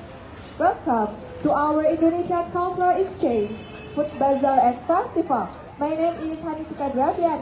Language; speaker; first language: English; non-native, fluent; Indonesian